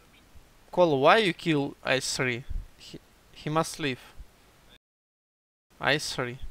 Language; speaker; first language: English; non-native, learner; Russian